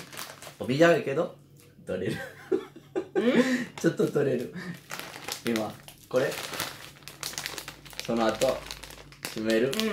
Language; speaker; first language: Japanese; non-native, learner; Spanish